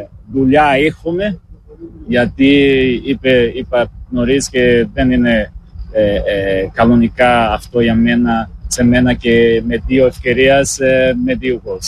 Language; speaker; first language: Greek; non-native, learner; Portuguese